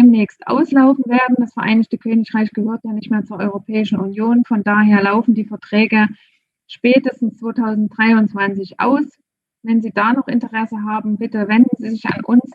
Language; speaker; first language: German; native; German